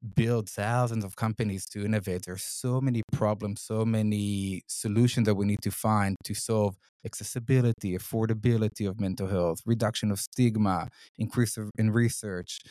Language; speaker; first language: English; non-native, fluent; Hebrew